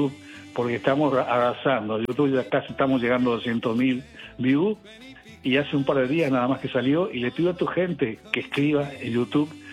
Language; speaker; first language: Spanish; non-native, local second language; Guarani